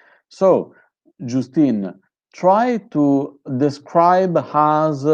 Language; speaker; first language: English; non-native, fluent; Italian